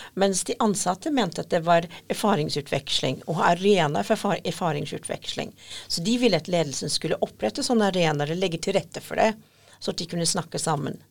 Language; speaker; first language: Norwegian; non-native, fluent; English